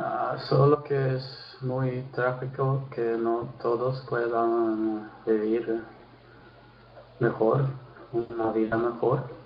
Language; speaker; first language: Spanish; non-native, fluent; Swedish